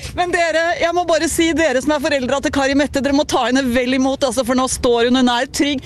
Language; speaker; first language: Norwegian; native; Norwegian